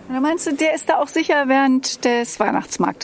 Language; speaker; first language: German; native; German